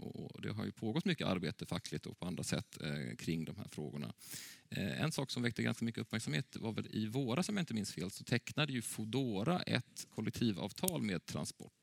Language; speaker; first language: Swedish; native; Swedish